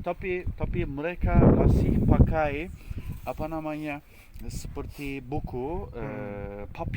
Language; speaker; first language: Indonesian; non-native, fluent; Turkish